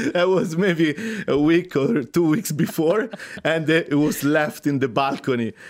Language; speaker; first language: English; non-native, fluent; Italian